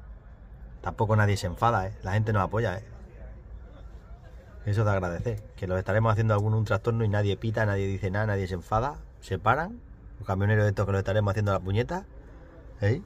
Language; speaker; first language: Spanish; native; Spanish